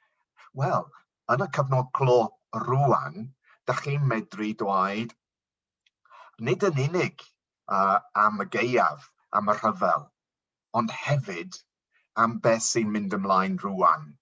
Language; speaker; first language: Welsh; non-native, local second language; English